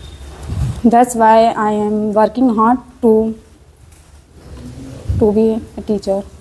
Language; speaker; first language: English; non-native, learner; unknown